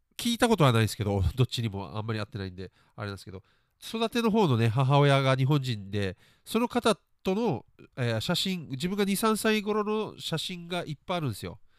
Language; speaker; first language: Japanese; early bilingual, other home language; English